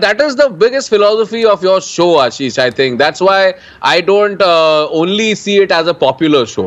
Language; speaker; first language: English; non-native, local second language; Bangla